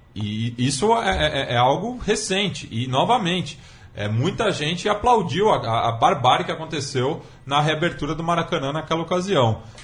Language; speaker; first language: Portuguese; native; Portuguese